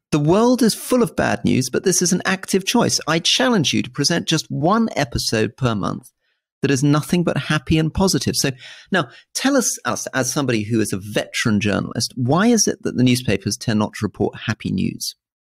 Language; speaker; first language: English; native; English